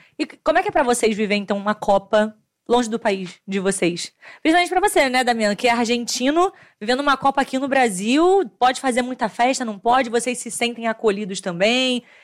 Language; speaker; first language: Portuguese; native; Portuguese